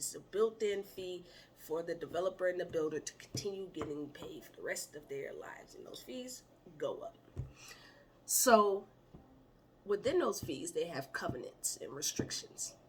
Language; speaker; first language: English; native; English